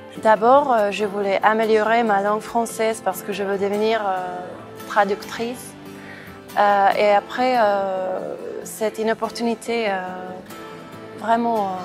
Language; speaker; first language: French; non-native, fluent; Czech